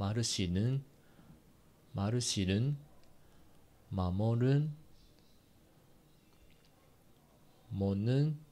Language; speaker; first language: Korean; non-native, learner; Chinese